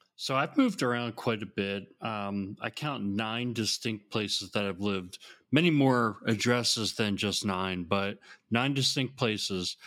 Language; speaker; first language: English; native; English